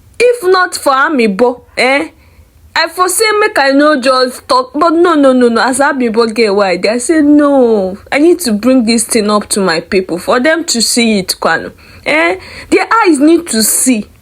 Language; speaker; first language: Nigerian Pidgin; non-native, local second language; Igbo